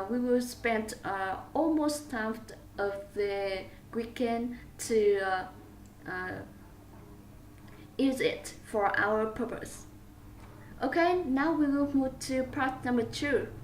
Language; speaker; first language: English; non-native, learner; Vietnamese